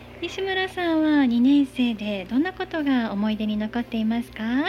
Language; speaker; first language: Japanese; native; Japanese